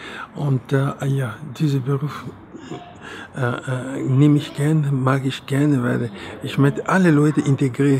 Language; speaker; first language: German; non-native, fluent; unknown